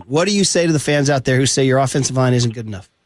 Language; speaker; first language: English; native; English